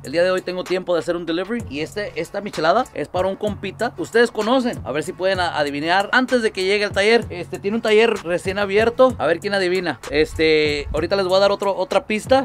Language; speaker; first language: Spanish; early bilingual, heritage; Spanish